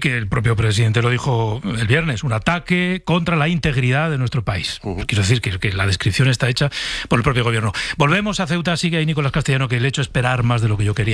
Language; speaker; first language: Spanish; native; Spanish